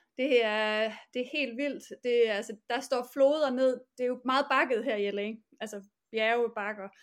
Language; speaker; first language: Danish; native; Danish